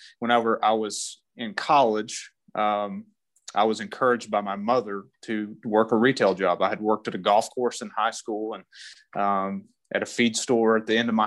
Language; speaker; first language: English; native; English